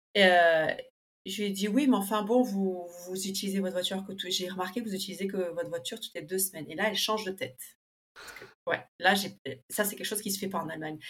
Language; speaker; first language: French; early bilingual, other home language; Spanish